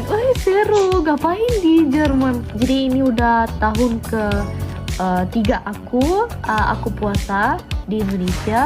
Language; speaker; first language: Indonesian; non-native, fluent; German